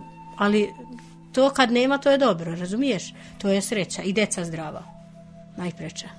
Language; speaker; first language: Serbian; non-native, fluent; Albanian